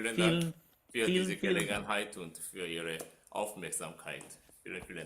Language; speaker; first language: German; non-native, fluent; Korean